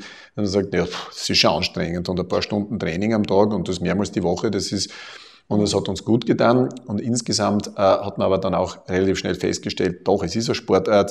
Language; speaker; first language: German; native; German